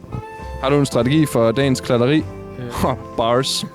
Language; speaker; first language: Danish; native; Danish